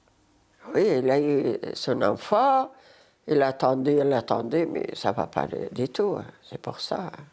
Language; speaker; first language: French; non-native, learner; Arabic